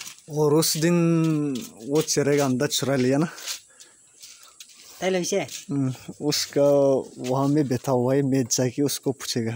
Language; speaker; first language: Hindi; non-native, local second language; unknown